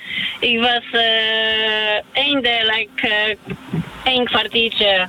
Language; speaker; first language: Dutch; non-native, learner; Polish